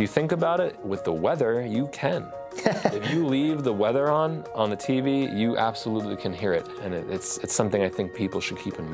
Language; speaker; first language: English; native; English